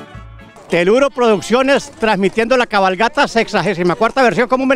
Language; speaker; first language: Spanish; native; Spanish